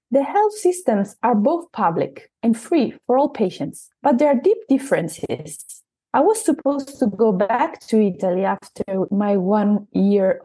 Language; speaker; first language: English; non-native, fluent; Italian